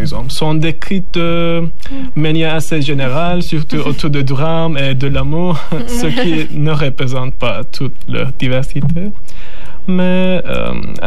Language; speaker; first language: French; non-native, learner; Turkish